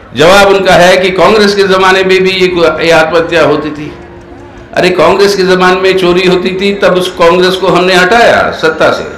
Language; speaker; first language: Hindi; non-native, local second language; Telugu